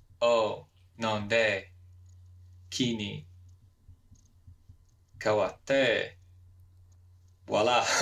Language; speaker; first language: Japanese; non-native, learner; English